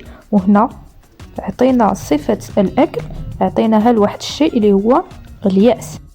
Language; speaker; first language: Arabic; native; Arabic